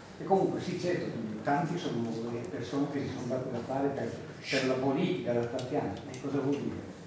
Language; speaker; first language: Italian; native; Italian